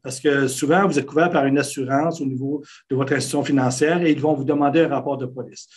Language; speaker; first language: French; native; French